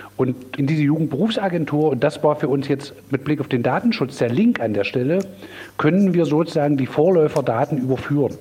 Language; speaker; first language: German; native; German